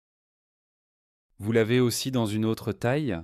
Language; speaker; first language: French; native; French